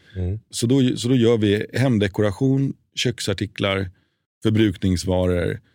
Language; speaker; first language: Swedish; native; Swedish